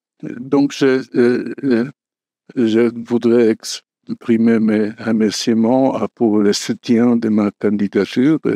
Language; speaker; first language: French; non-native, fluent; Polish